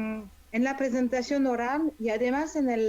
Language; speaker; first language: Spanish; non-native, fluent; French